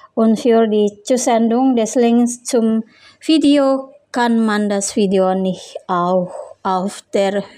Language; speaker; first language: German; non-native, fluent; Indonesian